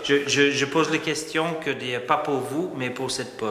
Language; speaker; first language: French; non-native, fluent; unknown